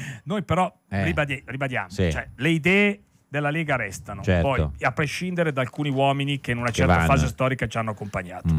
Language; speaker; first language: Italian; native; Italian